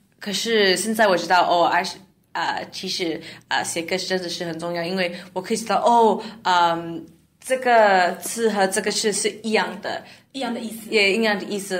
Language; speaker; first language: Chinese; non-native, learner; English